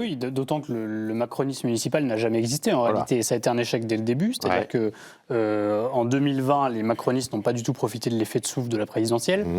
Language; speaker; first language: French; native; French